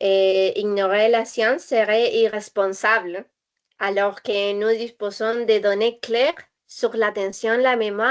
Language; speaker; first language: French; non-native, learner; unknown